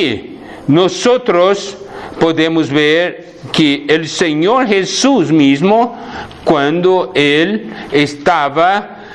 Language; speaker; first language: Spanish; non-native, fluent; Portuguese